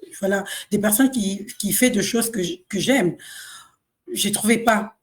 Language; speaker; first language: French; non-native, local second language; Kongo